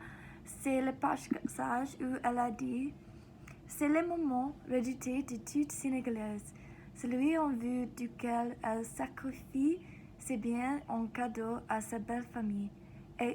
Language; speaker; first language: French; non-native, learner; English